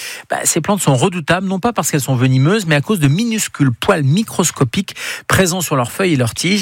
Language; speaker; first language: French; native; French